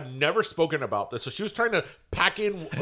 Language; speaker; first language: English; native; English